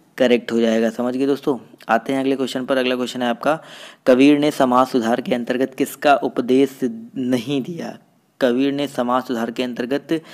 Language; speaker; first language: Hindi; native; Hindi